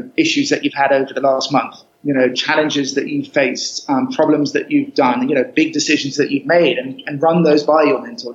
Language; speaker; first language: English; native; English